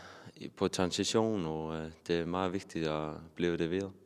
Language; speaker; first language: Danish; non-native, fluent; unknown